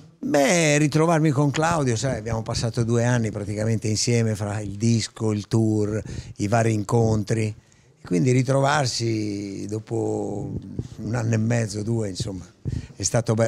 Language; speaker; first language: Italian; native; Italian